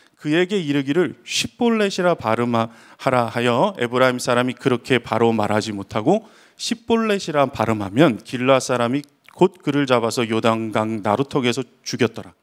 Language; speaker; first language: Korean; native; Korean